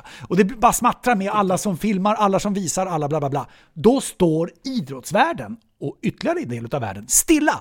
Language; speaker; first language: Swedish; native; Swedish